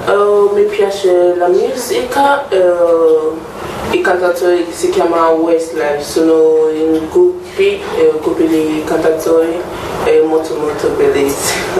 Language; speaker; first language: Italian; non-native, learner; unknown